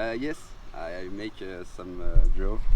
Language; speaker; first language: English; non-native, learner; French